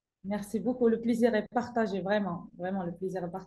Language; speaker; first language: French; non-native, local second language; Arabic